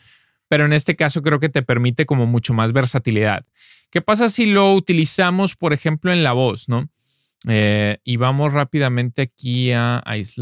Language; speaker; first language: Spanish; native; Spanish